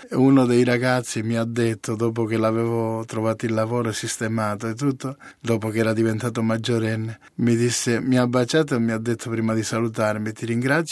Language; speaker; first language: Italian; native; Italian